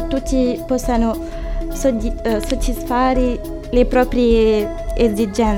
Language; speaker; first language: Italian; non-native, fluent; Arabic